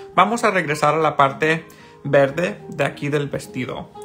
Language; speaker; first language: Spanish; early bilingual, heritage; Spanish